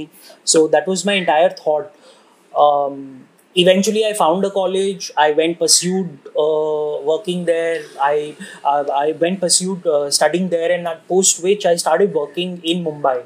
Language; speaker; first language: English; non-native, local second language; Hindi